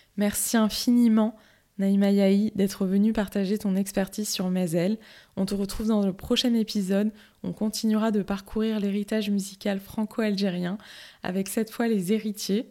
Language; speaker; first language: French; native; French